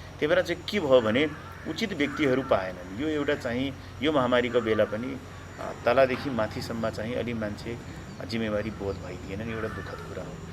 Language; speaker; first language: Nepali; non-native, local second language; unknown